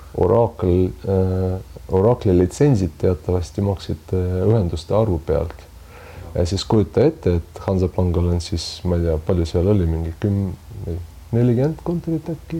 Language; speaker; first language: Estonian; non-native, local second language; Russian